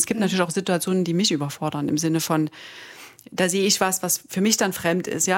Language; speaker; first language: German; native; German